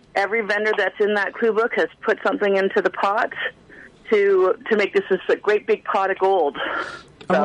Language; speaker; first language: English; native; English